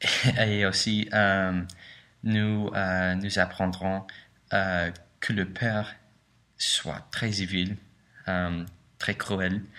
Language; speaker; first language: French; non-native, learner; English